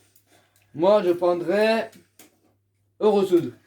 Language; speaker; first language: French; native; French